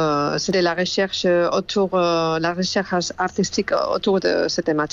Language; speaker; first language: French; non-native, fluent; Spanish